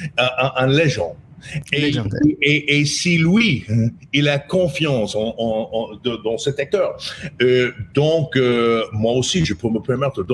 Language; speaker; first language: French; non-native, fluent; English